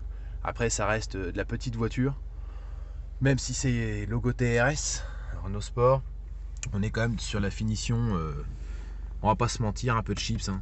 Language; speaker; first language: French; native; French